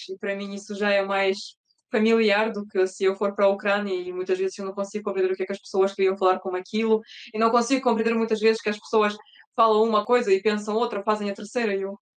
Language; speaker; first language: Portuguese; early bilingual, other home language; Russian